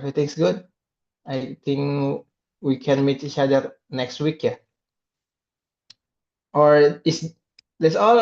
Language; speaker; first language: English; non-native, learner; Indonesian